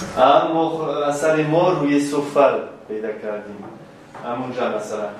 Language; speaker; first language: Persian; non-native, fluent; French